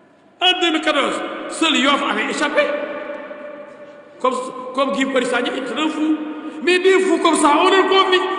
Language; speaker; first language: French; non-native, local second language; Wolof